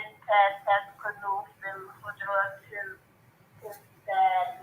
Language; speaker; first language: Arabic; non-native, learner; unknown